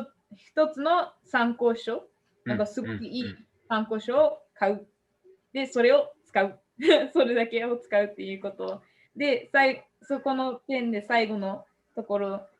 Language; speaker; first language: Japanese; non-native, fluent; English